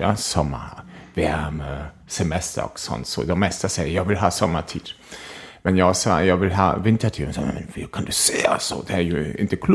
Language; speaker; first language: Swedish; non-native, fluent; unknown